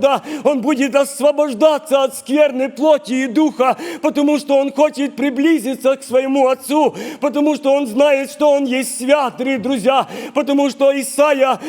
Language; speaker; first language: Russian; non-native, local second language; Ukrainian